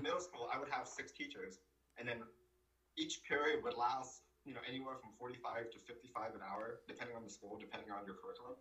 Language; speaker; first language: English; early bilingual, other home language; Vietnamese